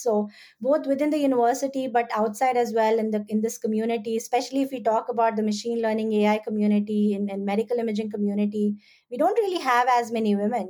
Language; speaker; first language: English; non-native, local second language; Hindi